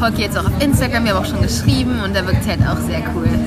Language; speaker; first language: German; native; German